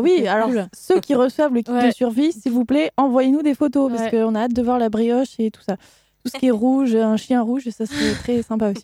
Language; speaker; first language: French; native; French